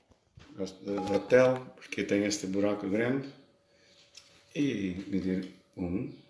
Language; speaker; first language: Portuguese; early bilingual, heritage; Portuguese